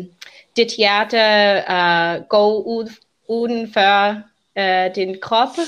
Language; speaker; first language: Danish; non-native, learner; English